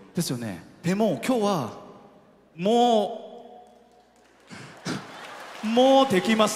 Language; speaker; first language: Japanese; non-native, fluent; Korean